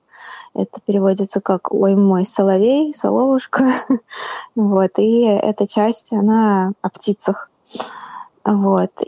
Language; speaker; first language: Russian; non-native, local second language; Tatar